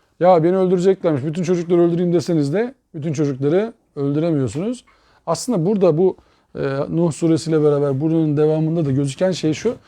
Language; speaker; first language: Turkish; native; Turkish